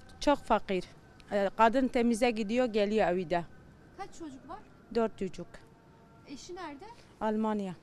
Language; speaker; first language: Turkish; non-native, learner; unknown